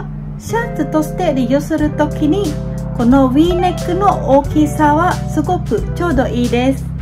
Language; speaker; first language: Japanese; non-native, fluent; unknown